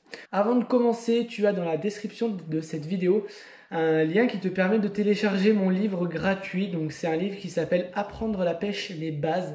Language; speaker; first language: French; native; French